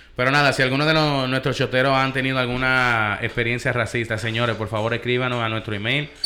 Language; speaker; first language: Spanish; early bilingual, heritage; Spanish